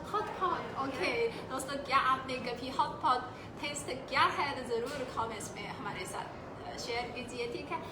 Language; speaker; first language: Urdu; non-native, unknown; Chinese